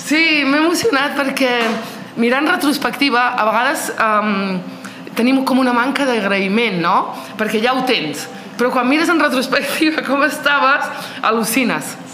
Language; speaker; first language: Catalan; early bilingual, other home language; Riffian